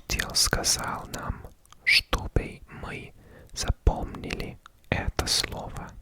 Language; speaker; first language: Russian; non-native, learner; English